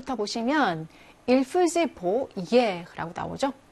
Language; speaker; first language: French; non-native, fluent; Korean